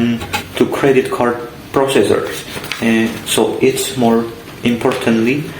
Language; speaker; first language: English; non-native, learner; Indonesian